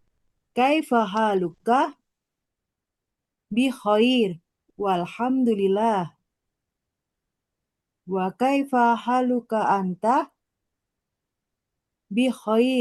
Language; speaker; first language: Arabic; non-native, learner; Indonesian